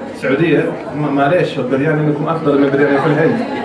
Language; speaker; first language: Arabic; non-native, fluent; English